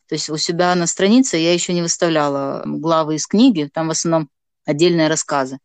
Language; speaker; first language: Russian; non-native, local second language; Gagauz